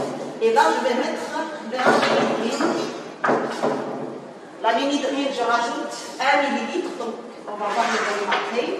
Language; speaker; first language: French; non-native, local second language; Arabic